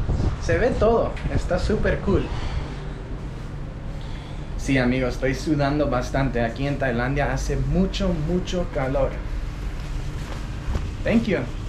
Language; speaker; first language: Spanish; early bilingual, heritage; Spanish